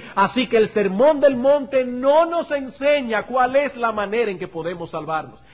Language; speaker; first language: Spanish; native; Spanish